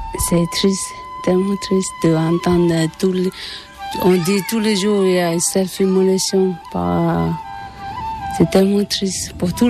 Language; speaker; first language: French; non-native, learner; Tibetan